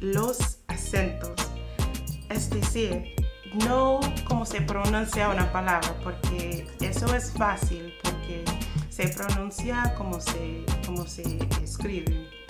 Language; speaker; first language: Spanish; non-native, fluent; English